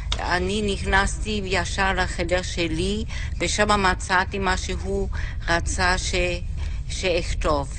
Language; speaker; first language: Hebrew; non-native, fluent; German